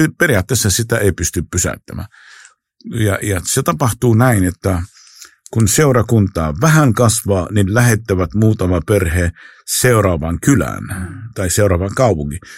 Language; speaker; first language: Finnish; non-native, fluent; Arabic